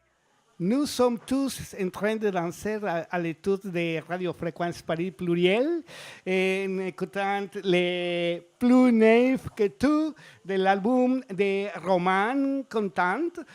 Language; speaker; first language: French; non-native, fluent; Spanish